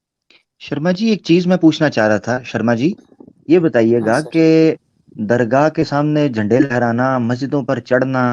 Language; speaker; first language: Hindi; native; Hindi